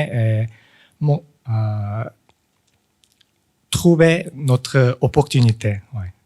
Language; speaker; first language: French; non-native, fluent; Korean